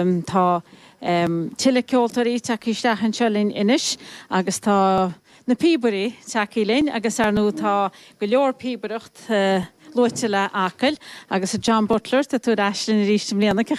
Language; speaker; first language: Irish; native; Irish